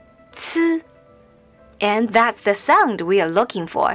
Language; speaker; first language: English; non-native, fluent; Chinese